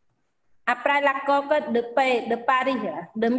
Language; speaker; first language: French; non-native, fluent; Khmer